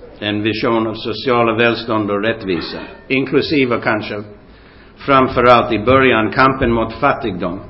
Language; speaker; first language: Swedish; non-native, fluent; English